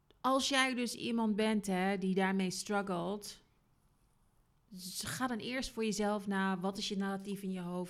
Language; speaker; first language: Dutch; native; Dutch